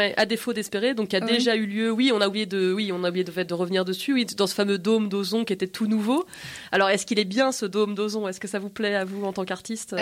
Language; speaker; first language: French; native; French